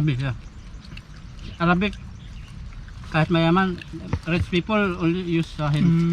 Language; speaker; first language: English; non-native, local second language; Filipino